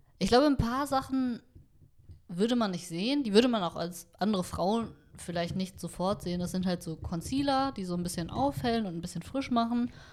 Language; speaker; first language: German; early bilingual, other home language; Vietnamese